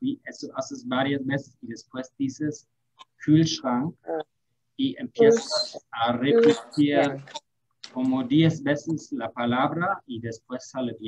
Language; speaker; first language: Spanish; non-native, fluent; German